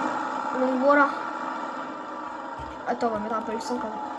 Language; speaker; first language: French; native; French